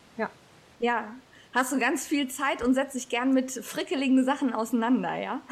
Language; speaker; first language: German; native; German